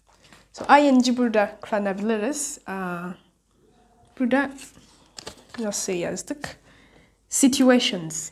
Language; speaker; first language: Turkish; non-native, fluent; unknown